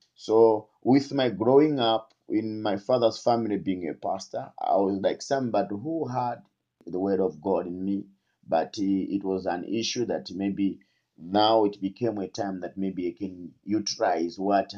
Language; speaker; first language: English; non-native, local second language; Tumbuka